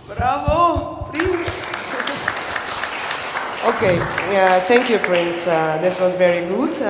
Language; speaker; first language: English; non-native, fluent; Slovenian